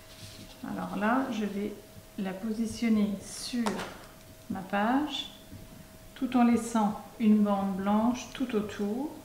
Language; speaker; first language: French; native; French